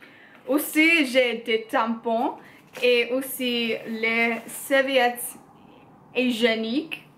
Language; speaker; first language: French; non-native, learner; English